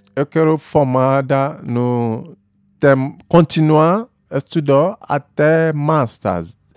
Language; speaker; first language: Portuguese; non-native, learner; Igbo